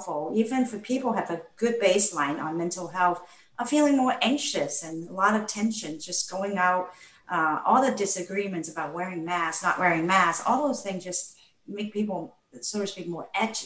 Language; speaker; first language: English; non-native, local second language; Cantonese